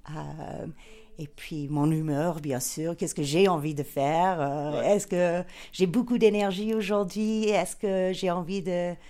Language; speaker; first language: French; native; French